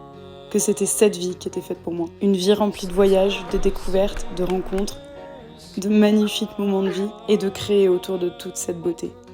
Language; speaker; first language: French; native; French